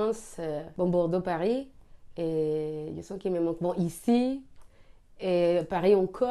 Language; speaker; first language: French; non-native, learner; Spanish